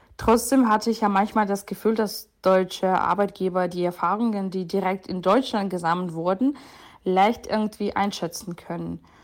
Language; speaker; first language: German; non-native, fluent; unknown